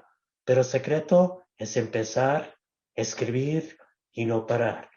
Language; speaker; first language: Spanish; non-native, local second language; English